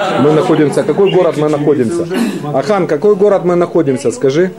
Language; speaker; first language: Russian; native; Russian